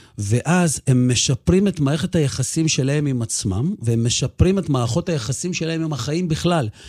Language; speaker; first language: Hebrew; early bilingual, other home language; Russian